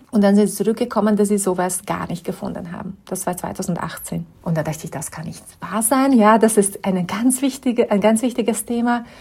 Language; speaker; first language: German; non-native, fluent; Hungarian